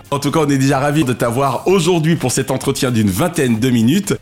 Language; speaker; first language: French; native; French